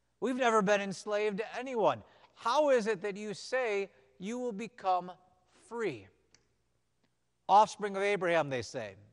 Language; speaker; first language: English; native; English